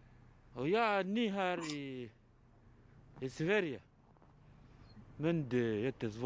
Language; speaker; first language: Swedish; non-native, learner; Arabic